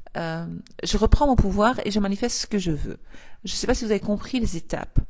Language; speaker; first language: French; native; French